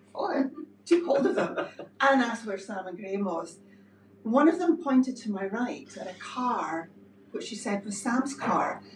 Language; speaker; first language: English; native; English